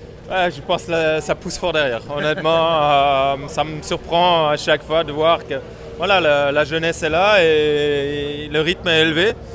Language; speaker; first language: French; native; French